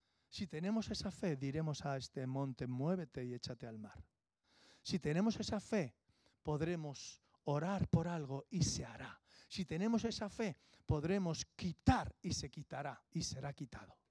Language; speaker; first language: Spanish; native; Spanish